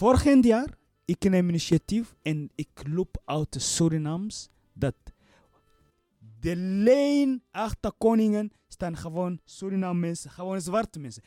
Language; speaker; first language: Dutch; non-native, learner; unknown